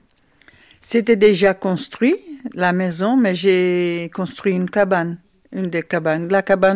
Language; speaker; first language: French; non-native, fluent; Dutch